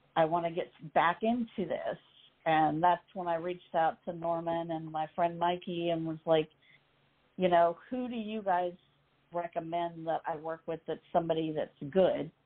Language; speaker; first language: English; native; English